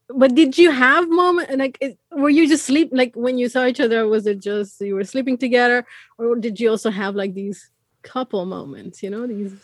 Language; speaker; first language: English; non-native, fluent; Persian